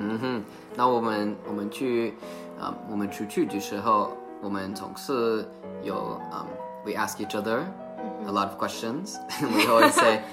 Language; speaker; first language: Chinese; non-native, learner; English